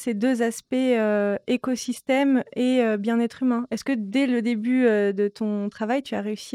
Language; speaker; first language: French; native; French